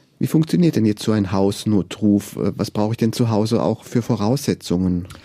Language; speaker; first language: German; native; German